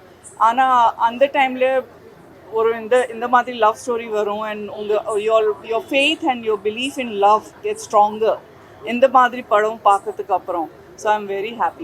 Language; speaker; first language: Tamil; non-native, fluent; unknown